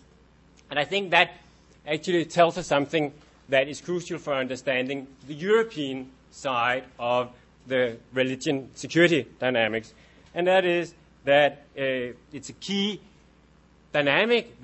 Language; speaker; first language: English; non-native, fluent; Danish